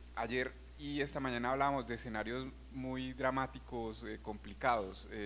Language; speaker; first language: Spanish; native; Spanish